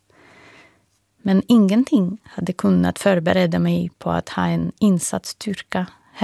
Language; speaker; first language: Swedish; non-native, fluent; Russian